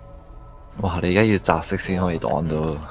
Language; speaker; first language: Chinese; native; Chinese